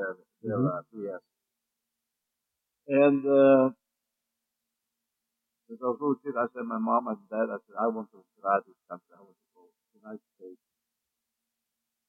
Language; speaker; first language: English; non-native, fluent; Croatian